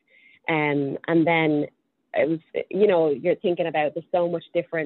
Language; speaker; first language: English; native; English